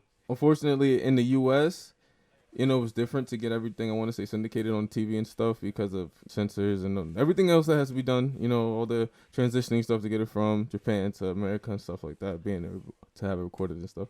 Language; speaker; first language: English; native; English